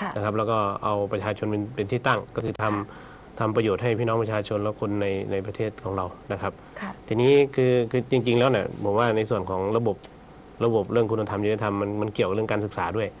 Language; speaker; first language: Thai; native; Thai